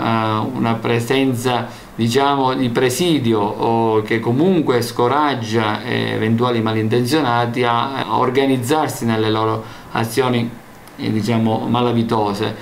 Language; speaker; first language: Italian; native; Italian